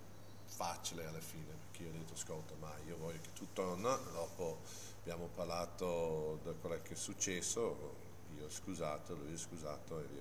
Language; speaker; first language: Italian; non-native, fluent; English